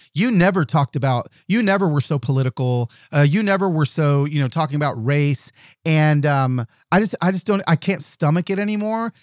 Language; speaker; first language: English; early bilingual, other home language; Yoruba